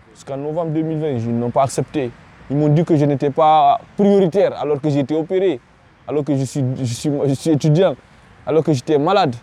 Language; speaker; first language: French; non-native, local second language; Fula